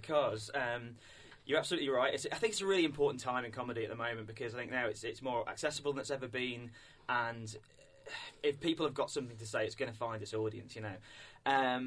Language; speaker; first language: English; native; English